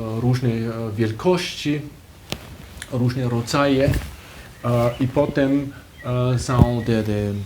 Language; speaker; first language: Polish; non-native, fluent; German